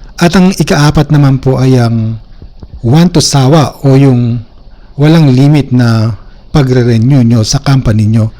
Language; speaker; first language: Filipino; native; Filipino